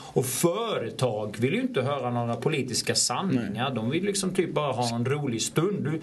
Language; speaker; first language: Swedish; native; Swedish